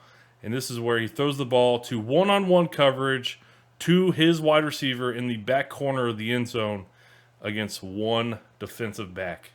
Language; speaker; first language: English; native; English